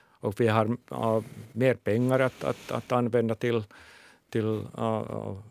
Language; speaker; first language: Swedish; non-native, local second language; Finnish